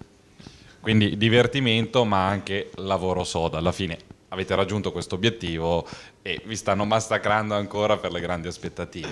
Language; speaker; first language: Italian; native; Italian